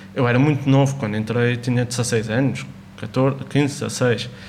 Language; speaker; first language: Portuguese; native; Portuguese